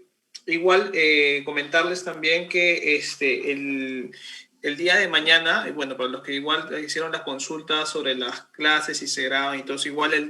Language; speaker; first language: Spanish; native; Spanish